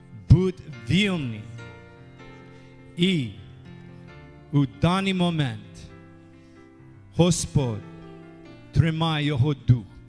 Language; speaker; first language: Ukrainian; non-native, learner; English